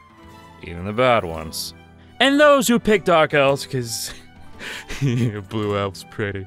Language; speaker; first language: English; native; English